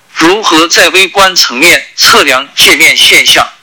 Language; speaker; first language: Chinese; native; Chinese